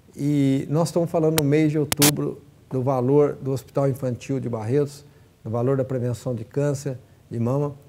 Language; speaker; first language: Portuguese; native; Portuguese